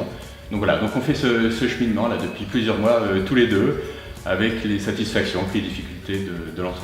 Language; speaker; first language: French; native; French